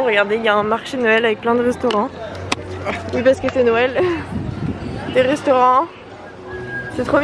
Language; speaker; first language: French; native; French